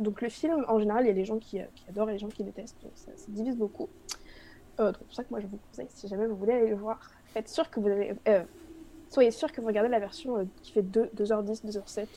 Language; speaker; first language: French; native; French